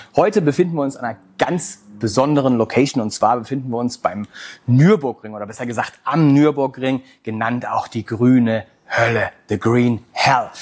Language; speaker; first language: German; native; German